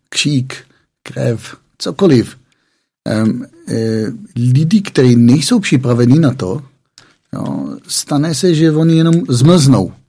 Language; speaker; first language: Czech; non-native, fluent; Hebrew